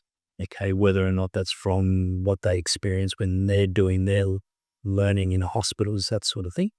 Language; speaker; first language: English; native; English